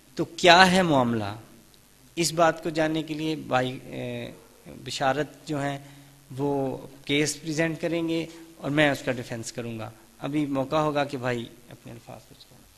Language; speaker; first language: Urdu; native; Urdu